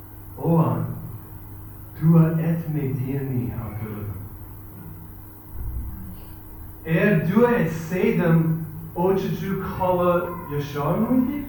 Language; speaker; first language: Turkish; non-native, fluent; English